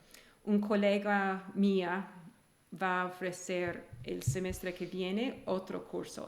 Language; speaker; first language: Spanish; non-native, fluent; English